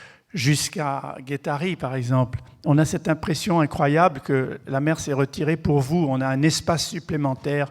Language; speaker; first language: French; native; French